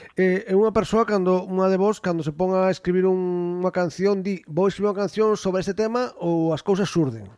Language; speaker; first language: Galician; native; Galician